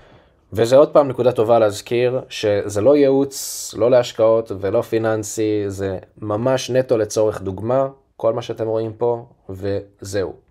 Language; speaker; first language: Hebrew; native; Hebrew